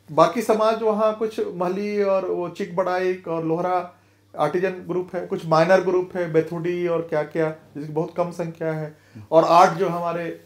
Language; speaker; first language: Hindi; native; Hindi